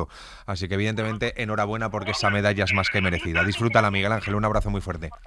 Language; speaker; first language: Spanish; native; Spanish